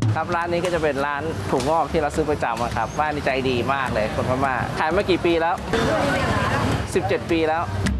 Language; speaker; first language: Thai; early bilingual, other home language; Chinese